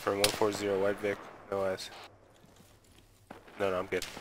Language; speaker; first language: English; native; English